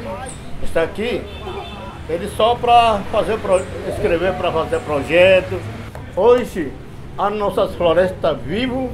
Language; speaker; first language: Portuguese; non-native, local second language; Yanomámi